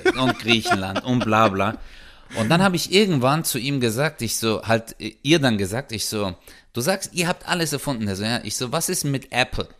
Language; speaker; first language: German; early bilingual, other home language; Turkish